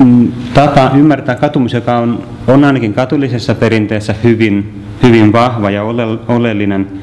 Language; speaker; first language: Finnish; native; Finnish